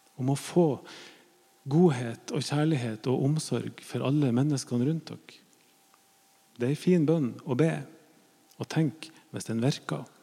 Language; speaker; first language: Norwegian; native; Norwegian